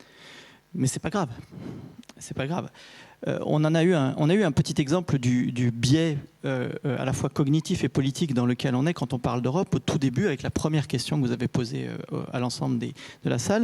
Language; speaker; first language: French; native; French